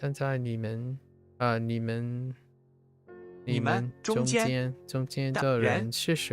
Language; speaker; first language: Chinese; non-native, learner; English